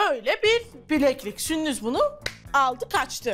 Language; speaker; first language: Turkish; native; Turkish